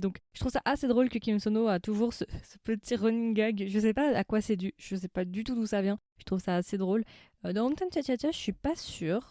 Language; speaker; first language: French; native; French